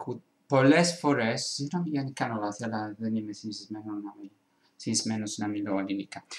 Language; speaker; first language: Greek; non-native, fluent; Italian